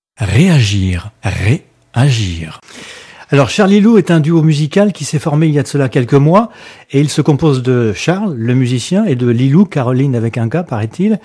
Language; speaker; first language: French; native; French